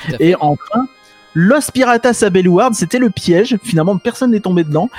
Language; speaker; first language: French; native; French